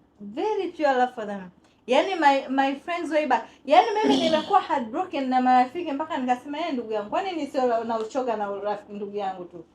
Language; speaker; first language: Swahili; native; Swahili